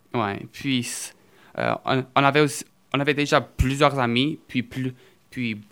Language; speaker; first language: French; early bilingual, other home language; Portuguese